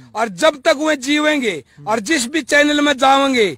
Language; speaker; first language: Hindi; native; Hindi